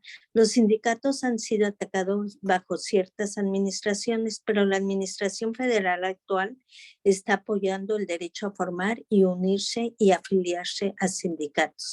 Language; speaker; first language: Spanish; native; Spanish